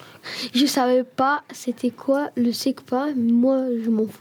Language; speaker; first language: French; early bilingual, other home language; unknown